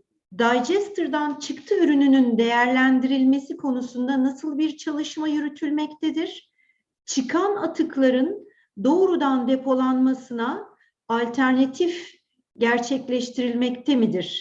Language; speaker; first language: Turkish; native; Turkish